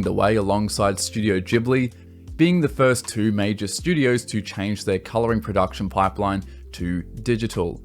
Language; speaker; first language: English; native; English